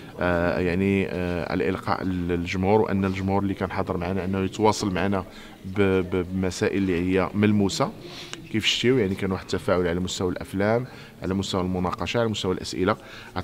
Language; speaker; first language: Arabic; native; Arabic